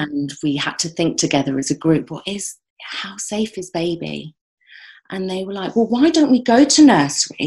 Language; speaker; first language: English; native; English